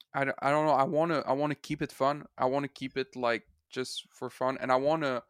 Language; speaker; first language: English; non-native, fluent; French